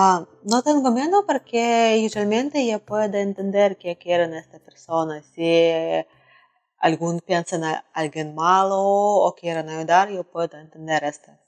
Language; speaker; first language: Spanish; non-native, learner; Russian